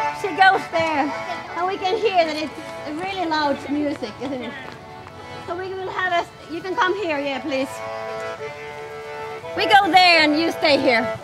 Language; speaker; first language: English; non-native, fluent; Finnish